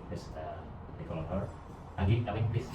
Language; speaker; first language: English; non-native, learner; Indonesian